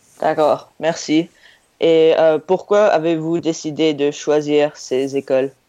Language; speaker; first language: French; non-native, learner; English